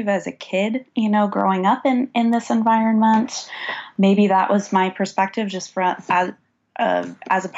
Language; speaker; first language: English; native; English